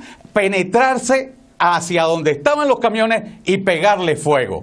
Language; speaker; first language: Spanish; native; Spanish